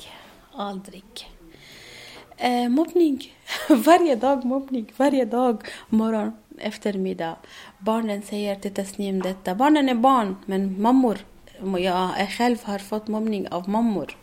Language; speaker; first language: Swedish; non-native, learner; Arabic